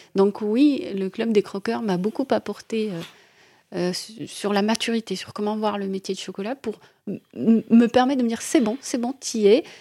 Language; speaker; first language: French; non-native, local second language; Arabic